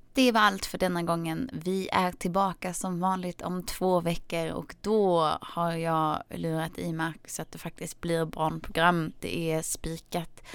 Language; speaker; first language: Swedish; native; Swedish